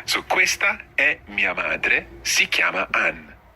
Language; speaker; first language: Italian; non-native, fluent; English